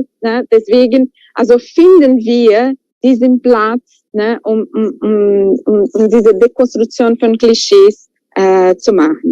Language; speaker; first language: German; non-native, fluent; Portuguese